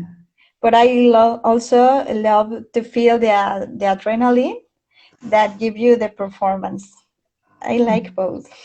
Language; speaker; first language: English; non-native, fluent; Spanish